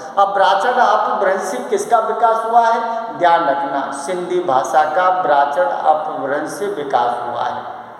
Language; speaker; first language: Hindi; native; Hindi